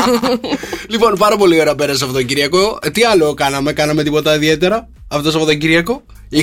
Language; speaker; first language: Greek; native; Greek